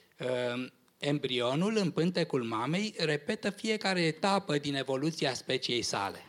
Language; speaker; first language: Romanian; native; Romanian